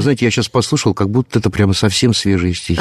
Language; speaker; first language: Russian; native; Russian